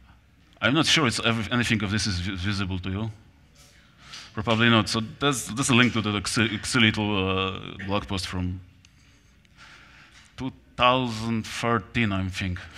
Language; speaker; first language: English; non-native, fluent; Polish